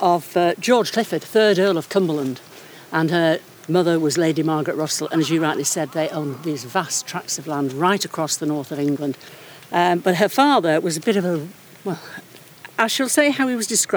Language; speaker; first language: English; native; English